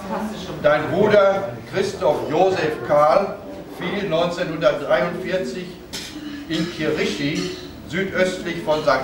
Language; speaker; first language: German; native; German